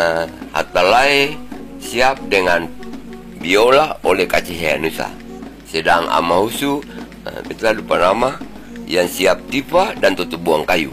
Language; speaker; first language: Indonesian; non-native, local second language; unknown